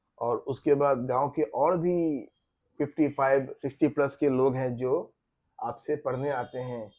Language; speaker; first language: Hindi; native; Hindi